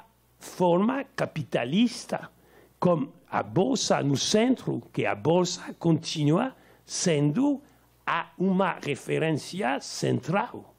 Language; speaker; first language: Portuguese; non-native, learner; French